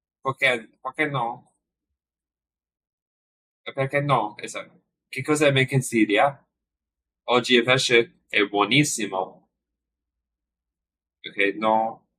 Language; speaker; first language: Italian; non-native, learner; English